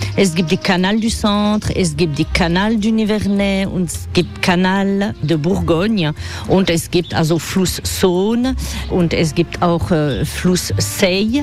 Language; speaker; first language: German; non-native, fluent; French